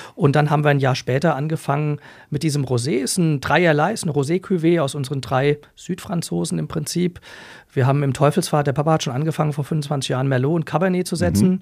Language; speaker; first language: German; native; German